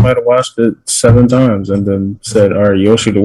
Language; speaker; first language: English; native; English